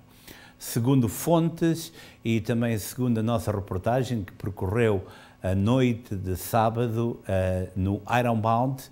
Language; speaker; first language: Portuguese; native; Portuguese